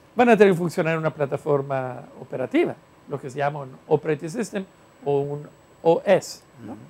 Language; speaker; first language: Spanish; non-native, fluent; Italian